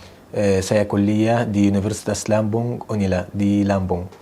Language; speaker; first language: Indonesian; non-native, fluent; Arabic